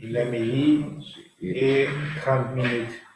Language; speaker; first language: French; non-native, learner; Portuguese